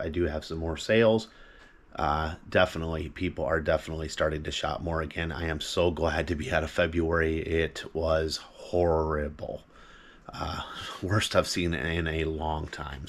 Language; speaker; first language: English; native; English